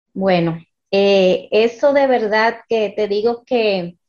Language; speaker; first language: Spanish; early bilingual, heritage; Spanish